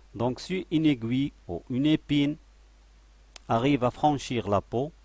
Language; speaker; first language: French; non-native, local second language; Arabic